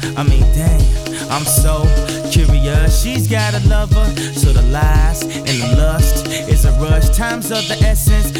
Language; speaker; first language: English; native; English